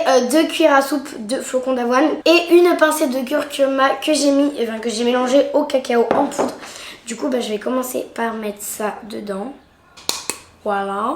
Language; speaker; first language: French; native; French